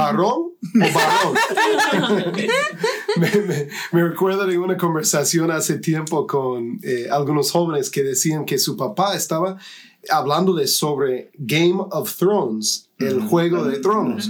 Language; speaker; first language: Spanish; non-native, fluent; English